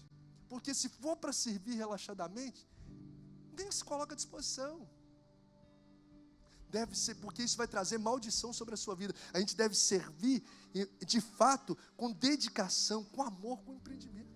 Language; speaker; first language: Portuguese; native; Portuguese